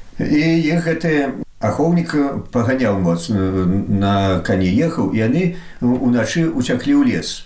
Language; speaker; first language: Belarusian; native; Belarusian